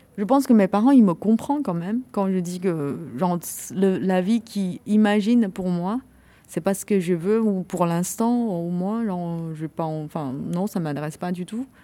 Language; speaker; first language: French; non-native, fluent; Chinese